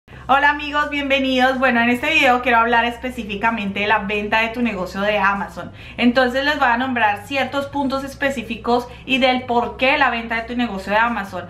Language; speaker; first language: Spanish; native; Spanish